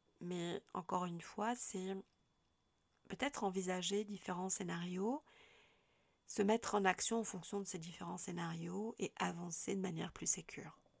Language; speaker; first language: French; native; French